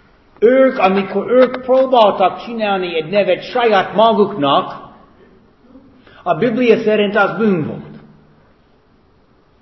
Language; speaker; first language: Hungarian; non-native, fluent; English